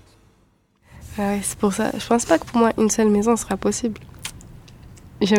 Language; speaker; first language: French; native; French